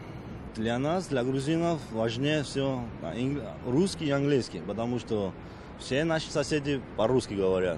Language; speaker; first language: Russian; non-native, local second language; Georgian